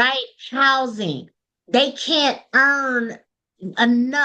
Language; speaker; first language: English; native; English